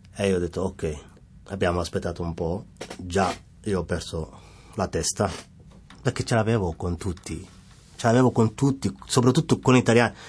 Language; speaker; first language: Italian; non-native, fluent; Somali